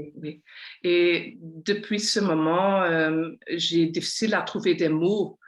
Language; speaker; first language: French; non-native, local second language; Dutch